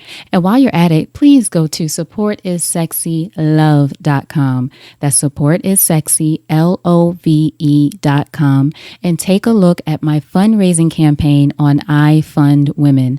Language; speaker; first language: English; native; English